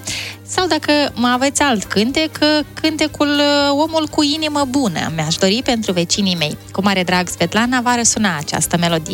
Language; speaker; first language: Romanian; native; Romanian